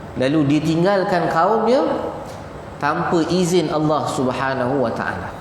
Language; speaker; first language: Malay; native; Malay